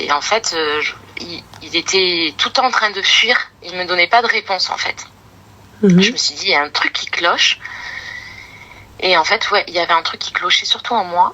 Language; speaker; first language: French; native; French